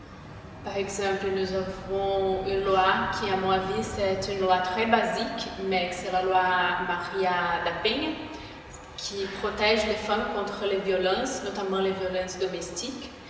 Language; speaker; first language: French; non-native, fluent; Portuguese